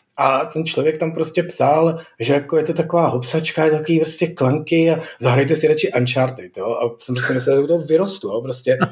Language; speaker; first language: Czech; native; Czech